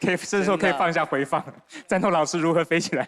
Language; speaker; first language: Chinese; native; Chinese